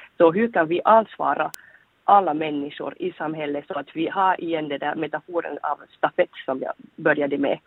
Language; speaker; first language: Swedish; non-native, fluent; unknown